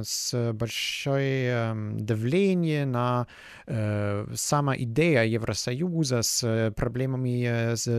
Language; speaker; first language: Russian; non-native, fluent; German